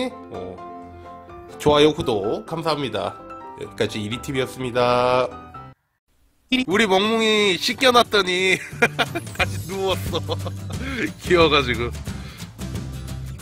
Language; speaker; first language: Korean; native; Korean